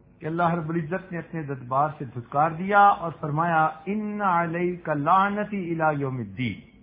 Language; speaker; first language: Urdu; non-native, local second language; Punjabi